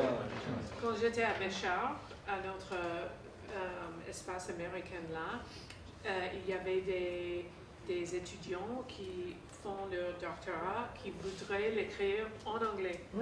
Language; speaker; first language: French; non-native, fluent; English